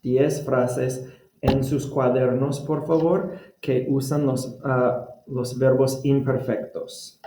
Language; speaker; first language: Spanish; non-native, fluent; English